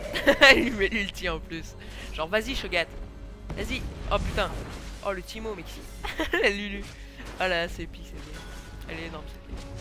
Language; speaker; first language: French; native; French